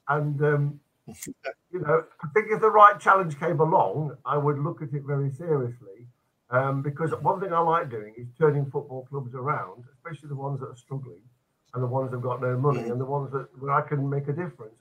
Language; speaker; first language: English; native; English